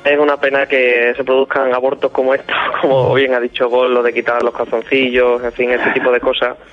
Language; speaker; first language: Spanish; native; Spanish